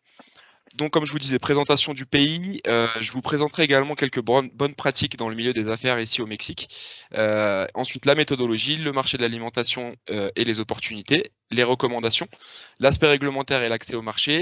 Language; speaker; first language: French; native; French